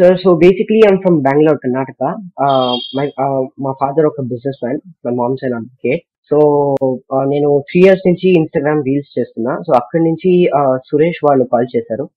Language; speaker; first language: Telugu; non-native, learner; Kannada